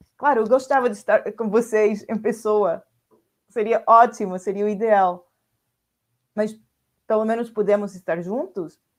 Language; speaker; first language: Portuguese; non-native, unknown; Spanish